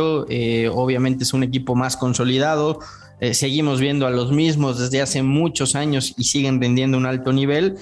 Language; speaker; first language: Spanish; native; Spanish